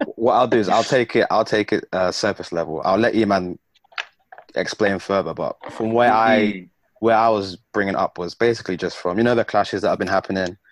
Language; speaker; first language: English; native; English